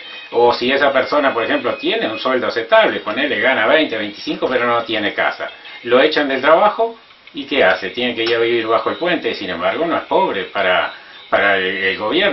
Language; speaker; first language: Spanish; native; Spanish